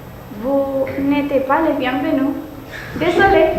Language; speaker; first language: French; non-native, learner; Spanish